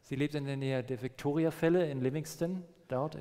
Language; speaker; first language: German; non-native, fluent; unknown